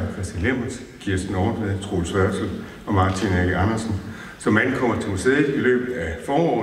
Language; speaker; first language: Danish; native; Danish